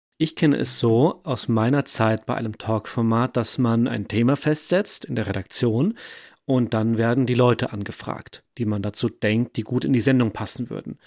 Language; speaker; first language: German; native; German